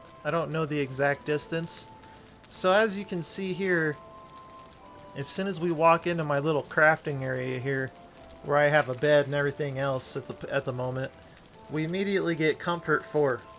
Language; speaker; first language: English; native; English